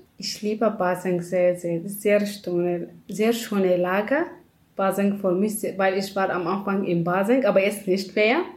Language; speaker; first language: German; non-native, learner; Arabic